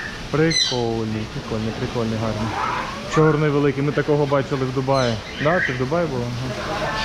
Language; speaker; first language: Ukrainian; non-native, local second language; Russian